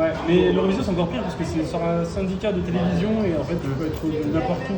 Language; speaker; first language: French; native; French